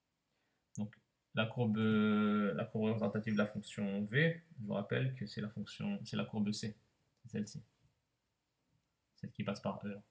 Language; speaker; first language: French; native; French